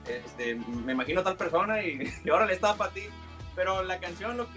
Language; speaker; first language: Spanish; early bilingual, heritage; Spanish